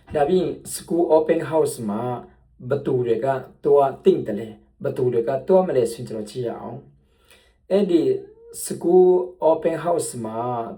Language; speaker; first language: Burmese; non-native, local second language; Tedim Chin